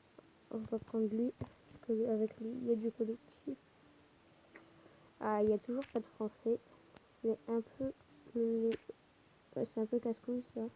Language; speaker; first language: French; native; French